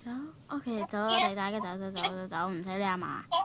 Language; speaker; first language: Chinese; native; Chinese